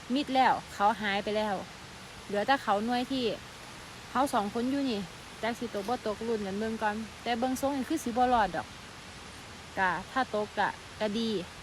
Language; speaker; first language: Thai; native; Thai